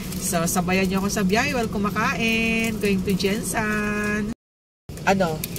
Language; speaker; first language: Filipino; non-native, local second language; Cebuano